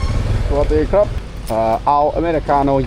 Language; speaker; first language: Thai; non-native, learner; English